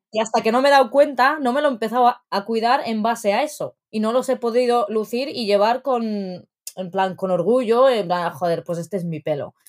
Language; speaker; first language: Spanish; early bilingual, other home language; Arabic